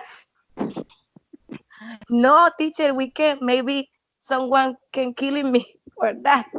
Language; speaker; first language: English; non-native, learner; Spanish